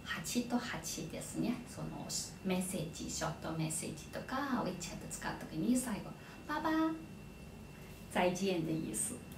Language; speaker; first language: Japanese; non-native, fluent; Chinese